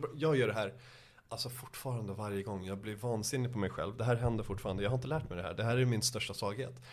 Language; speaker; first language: Swedish; early bilingual, other home language; Persian